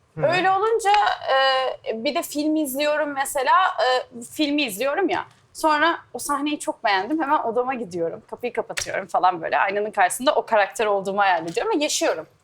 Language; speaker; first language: Turkish; native; Turkish